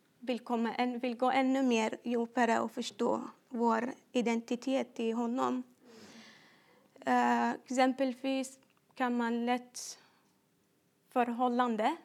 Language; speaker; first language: Swedish; non-native, fluent; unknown